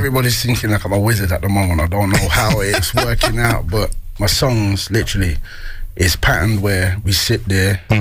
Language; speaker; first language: English; native; English